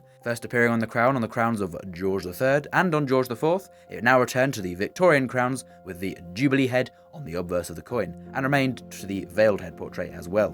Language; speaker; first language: English; native; English